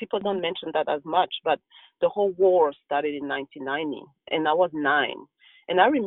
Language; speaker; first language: English; non-native, local second language; Kinyarwanda